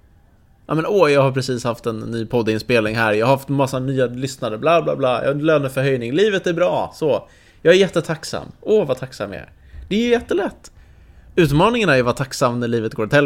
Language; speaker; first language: Swedish; native; Swedish